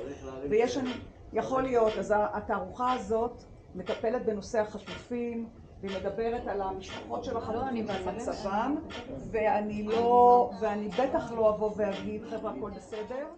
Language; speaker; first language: Hebrew; native; Hebrew